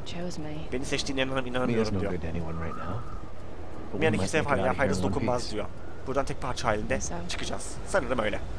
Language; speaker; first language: Turkish; native; Turkish